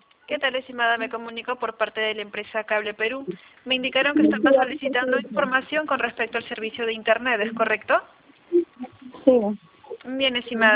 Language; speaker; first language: Spanish; native; Spanish